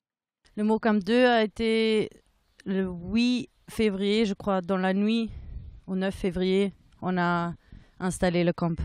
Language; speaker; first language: French; non-native, fluent; German